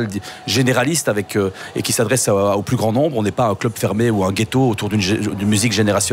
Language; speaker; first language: French; native; French